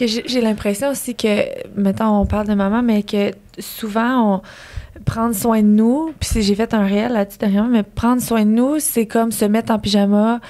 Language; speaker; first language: French; native; French